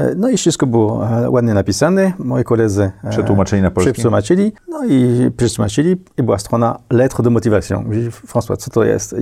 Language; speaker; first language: Polish; non-native, fluent; French